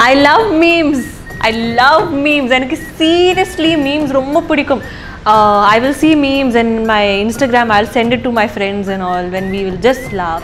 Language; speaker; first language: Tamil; non-native, learner; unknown